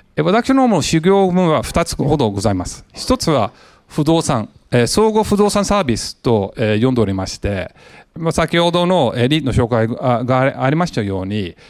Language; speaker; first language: Japanese; non-native, fluent; English